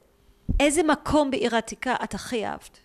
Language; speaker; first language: Hebrew; native; Hebrew